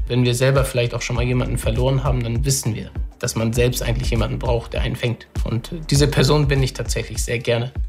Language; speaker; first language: German; early bilingual, other home language; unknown